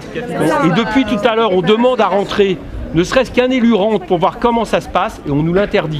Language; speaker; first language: French; native; French